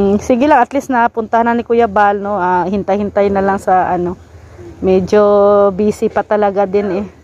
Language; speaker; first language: Filipino; non-native, local second language; Cebuano